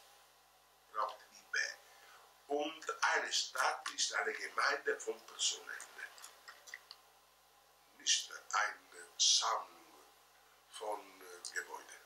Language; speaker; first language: German; non-native, fluent; Italian